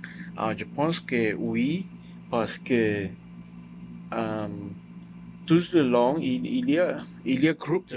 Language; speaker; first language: French; non-native, learner; Chinese